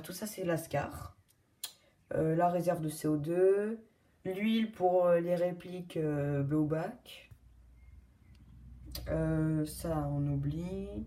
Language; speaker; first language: French; native; French